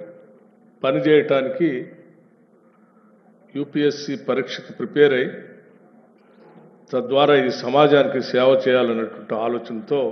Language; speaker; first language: Telugu; native; Telugu